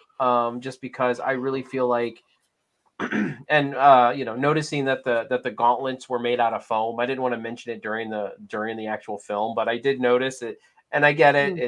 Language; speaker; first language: English; native; English